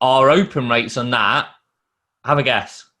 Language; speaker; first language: English; native; English